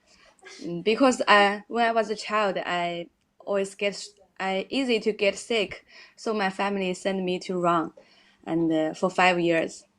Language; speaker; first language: English; non-native, learner; Chinese